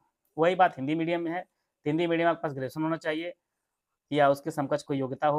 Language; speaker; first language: Hindi; native; Hindi